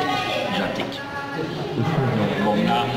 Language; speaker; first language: Vietnamese; non-native, learner; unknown